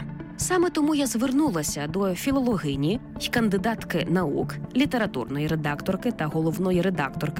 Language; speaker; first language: Ukrainian; native; Ukrainian